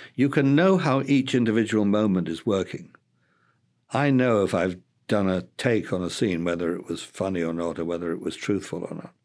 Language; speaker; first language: English; native; English